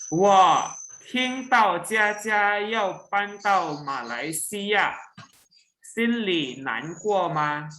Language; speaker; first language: Chinese; non-native, local second language; Indonesian